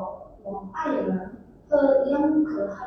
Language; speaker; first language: Chinese; non-native, learner; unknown